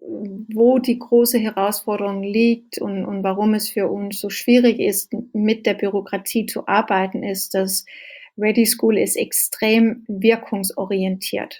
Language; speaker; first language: German; non-native, fluent; Danish